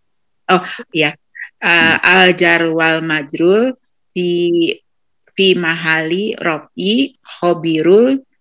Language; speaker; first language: Arabic; non-native, learner; Indonesian